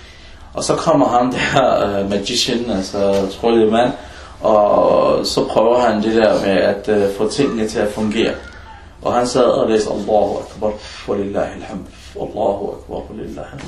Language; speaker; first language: Danish; non-native, fluent; Arabic